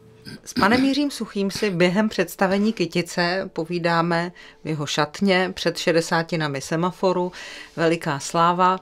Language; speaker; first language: Czech; native; Czech